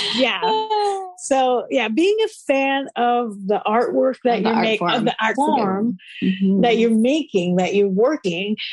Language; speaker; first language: English; non-native, fluent; Spanish